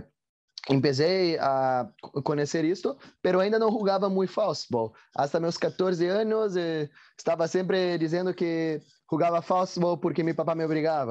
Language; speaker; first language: Spanish; non-native, learner; Portuguese